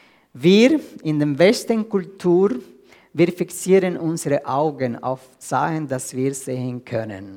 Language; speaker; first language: German; non-native, fluent; Spanish